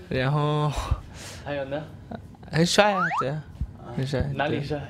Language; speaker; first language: Chinese; non-native, learner; Korean